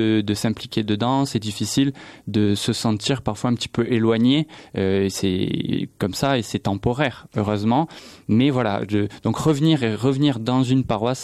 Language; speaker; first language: French; native; French